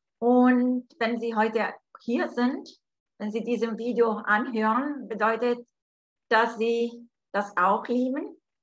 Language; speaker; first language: German; non-native, fluent; Italian